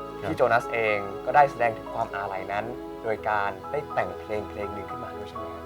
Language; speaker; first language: Thai; native; Thai